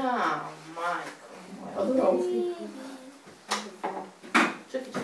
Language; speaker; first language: Croatian; native; Croatian